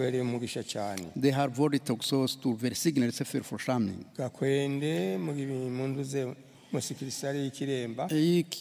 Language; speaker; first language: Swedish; non-native, learner; Rundi